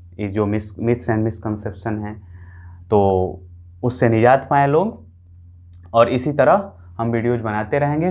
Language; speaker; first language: Hindi; non-native, local second language; Bhojpuri